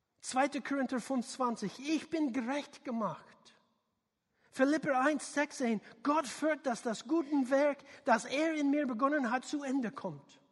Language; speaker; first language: German; non-native, learner; English